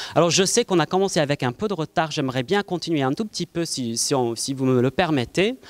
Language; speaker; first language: French; non-native, fluent; English